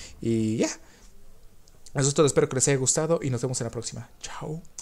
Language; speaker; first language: Spanish; native; Spanish